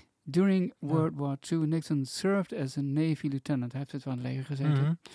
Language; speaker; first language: Dutch; native; Dutch